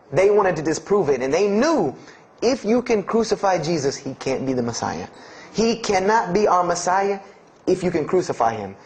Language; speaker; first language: English; native; English